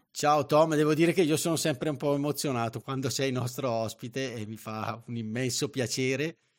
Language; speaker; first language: Italian; native; Italian